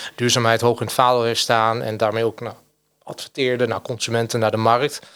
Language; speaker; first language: Dutch; native; Dutch